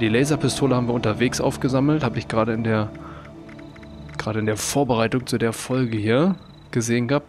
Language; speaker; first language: German; native; German